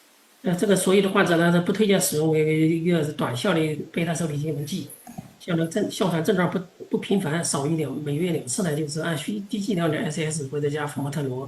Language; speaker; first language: Chinese; non-native, local second language; Indonesian